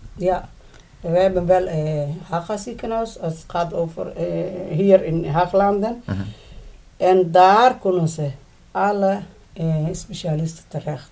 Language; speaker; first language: Dutch; non-native, learner; Somali